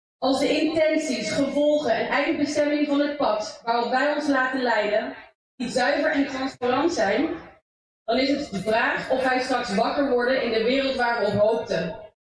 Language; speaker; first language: Dutch; early bilingual, other home language; English